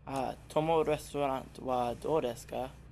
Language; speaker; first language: Japanese; non-native, learner; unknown